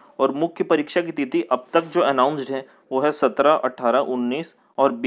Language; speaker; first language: Hindi; native; Hindi